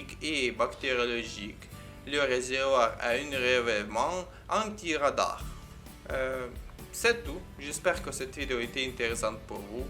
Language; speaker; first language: French; non-native, learner; Ukrainian